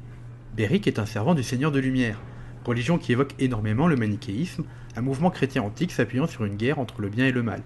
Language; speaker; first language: French; native; French